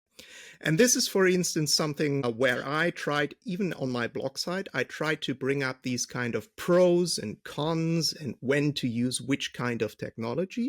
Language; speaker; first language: English; non-native, fluent; German